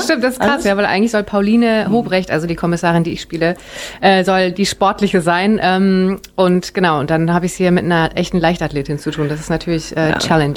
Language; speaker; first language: German; early bilingual, other home language; Japanese